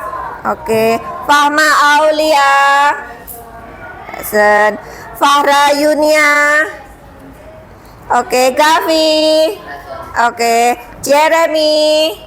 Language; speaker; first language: English; non-native, fluent; Indonesian